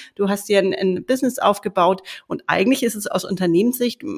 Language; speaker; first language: German; native; German